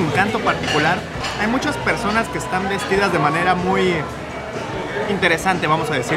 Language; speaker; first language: Spanish; native; Spanish